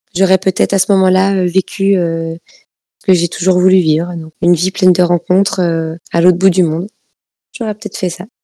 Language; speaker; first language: French; native; French